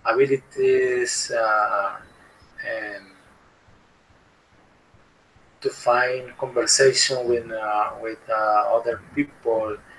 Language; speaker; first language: English; non-native, learner; Spanish